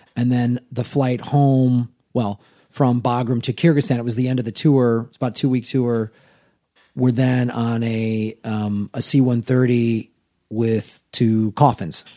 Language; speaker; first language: English; native; English